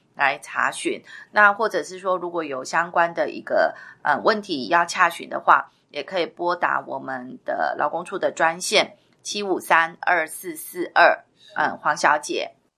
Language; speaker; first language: Chinese; native; Chinese